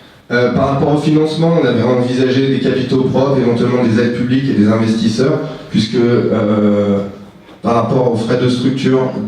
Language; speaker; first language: French; native; French